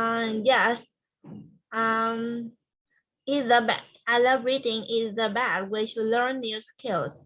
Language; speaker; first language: English; non-native, learner; Vietnamese